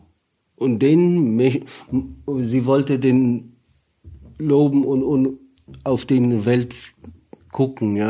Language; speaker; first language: German; non-native, learner; Polish